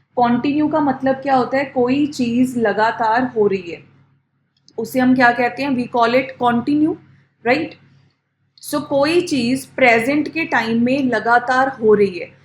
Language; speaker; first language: Hindi; native; Hindi